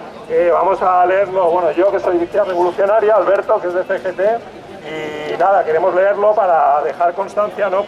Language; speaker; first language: Spanish; native; Spanish